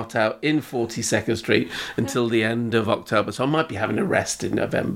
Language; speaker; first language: English; native; English